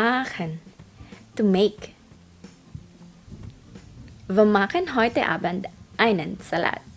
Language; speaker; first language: German; non-native, fluent; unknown